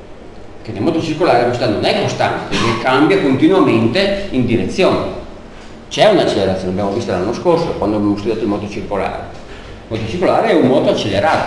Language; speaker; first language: Italian; native; Italian